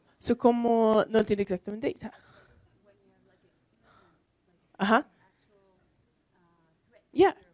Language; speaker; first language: Spanish; non-native, learner; English